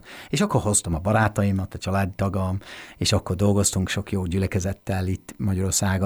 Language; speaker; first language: Hungarian; non-native, fluent; English